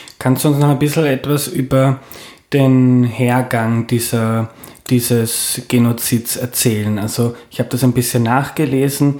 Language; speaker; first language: German; native; German